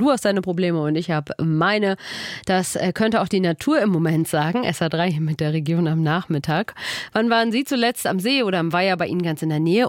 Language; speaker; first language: German; native; German